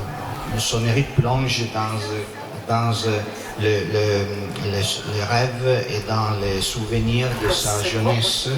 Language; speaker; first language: French; non-native, learner; Italian